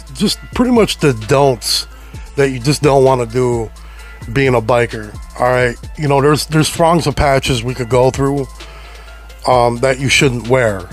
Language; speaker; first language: English; native; English